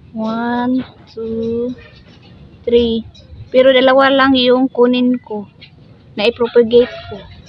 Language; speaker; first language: Filipino; non-native, local second language; Cebuano